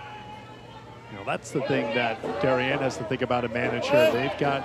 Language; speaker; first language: English; native; English